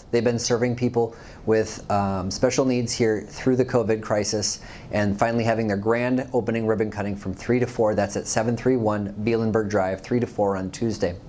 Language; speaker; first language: English; native; English